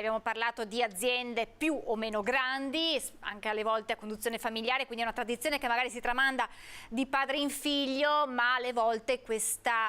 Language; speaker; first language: Italian; native; Italian